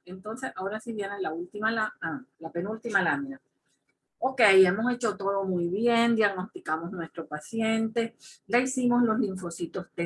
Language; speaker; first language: Spanish; native; Spanish